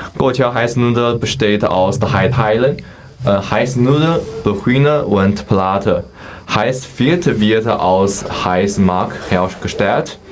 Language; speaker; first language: German; non-native, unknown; Chinese